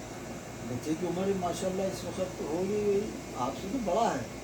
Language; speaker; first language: Hindi; native; Hindi